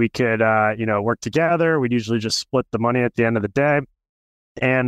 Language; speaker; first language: English; native; English